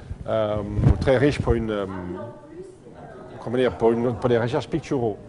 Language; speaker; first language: French; non-native, fluent; English